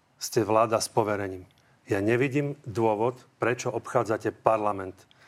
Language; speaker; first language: Slovak; native; Slovak